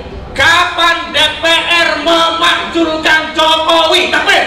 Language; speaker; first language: Indonesian; native; Indonesian